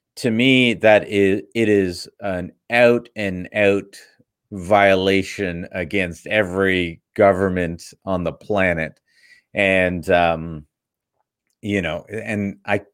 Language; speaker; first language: English; early bilingual, other home language; Hindi